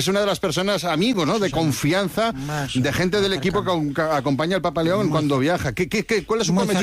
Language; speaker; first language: Spanish; native; Spanish